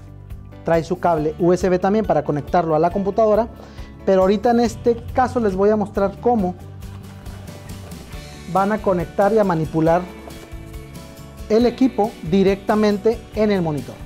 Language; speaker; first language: Spanish; native; Spanish